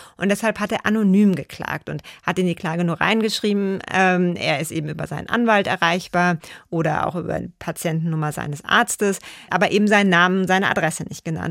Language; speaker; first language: German; native; German